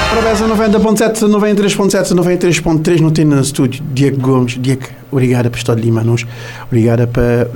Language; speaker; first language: Portuguese; non-native, local second language; Kabuverdianu